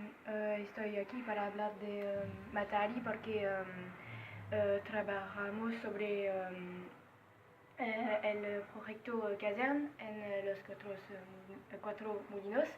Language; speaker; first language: Spanish; non-native, learner; French